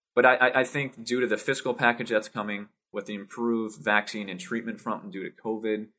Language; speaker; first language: English; native; English